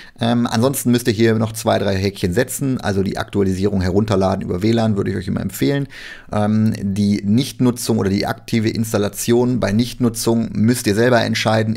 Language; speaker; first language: German; native; German